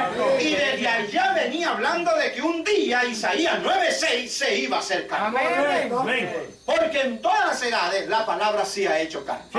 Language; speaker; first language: Spanish; native; Spanish